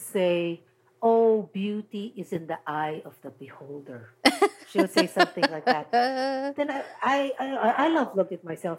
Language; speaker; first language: English; non-native, local second language; Filipino